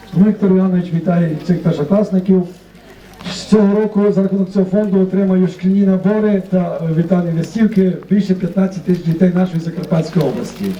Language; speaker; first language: Ukrainian; native; Ukrainian